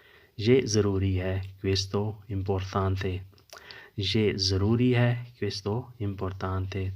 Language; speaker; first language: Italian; non-native, learner; Urdu